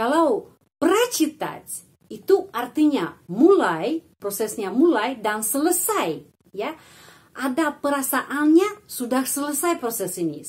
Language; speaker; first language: Indonesian; non-native, fluent; Russian